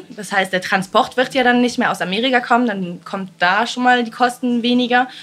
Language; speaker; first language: German; early bilingual, other home language; Italian